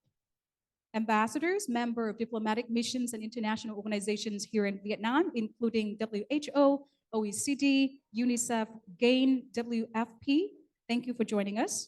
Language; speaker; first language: English; non-native, local second language; Vietnamese